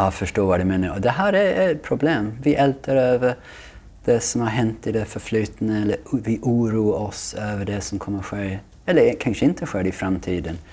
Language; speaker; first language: Swedish; non-native, fluent; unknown